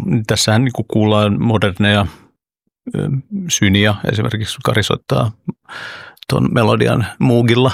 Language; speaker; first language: Finnish; early bilingual, other home language; Oromo